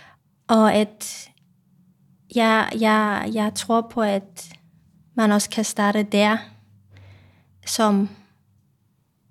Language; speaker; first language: Danish; non-native, fluent; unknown